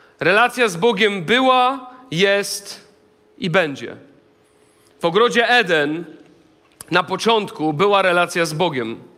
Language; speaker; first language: Polish; native; Polish